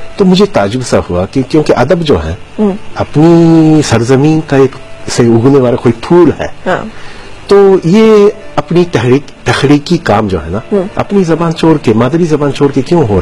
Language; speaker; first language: Hindi; non-native, fluent; Japanese